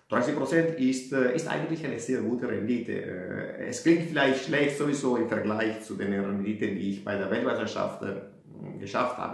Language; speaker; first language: German; non-native, fluent; Italian